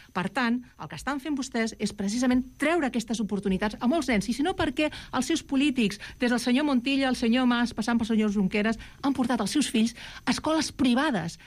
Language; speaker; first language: Catalan; non-native, local second language; Spanish